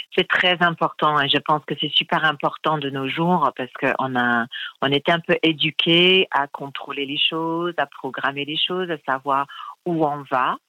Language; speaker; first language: French; non-native, fluent; English